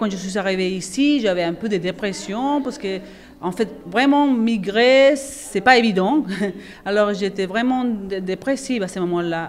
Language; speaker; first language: French; non-native, fluent; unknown